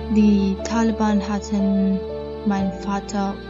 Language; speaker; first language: German; non-native, fluent; Persian